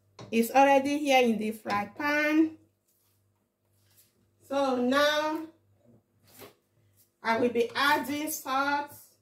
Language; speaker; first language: English; non-native, local second language; Bini